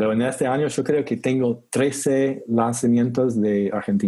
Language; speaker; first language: Spanish; non-native, learner; English